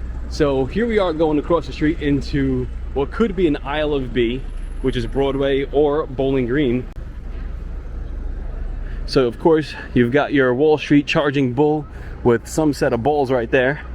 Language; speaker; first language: English; native; English